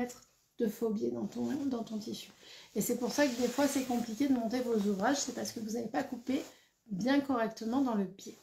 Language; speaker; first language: French; native; French